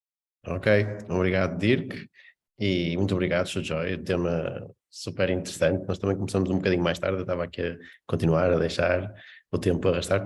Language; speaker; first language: Portuguese; native; Portuguese